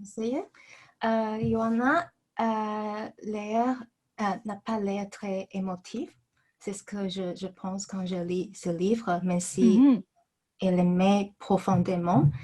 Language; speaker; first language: French; non-native, learner; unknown